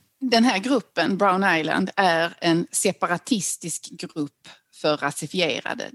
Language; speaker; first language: Swedish; native; Swedish